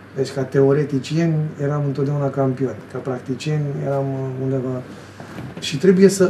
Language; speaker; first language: Romanian; native; Romanian